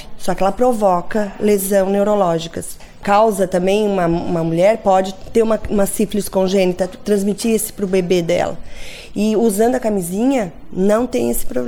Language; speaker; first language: Portuguese; native; Portuguese